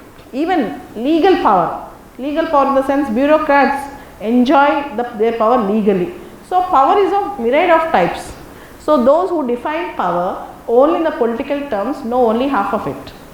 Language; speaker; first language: English; non-native, local second language; Telugu